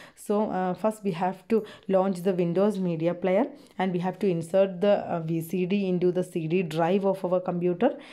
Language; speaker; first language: English; non-native, local second language; Malayalam